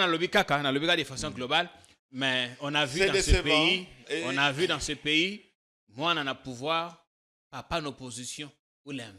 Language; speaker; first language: French; non-native, local second language; Lingala